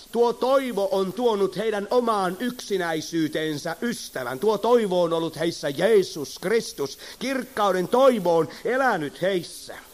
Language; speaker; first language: Finnish; native; Finnish